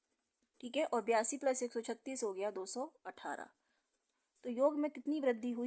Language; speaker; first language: Hindi; native; Hindi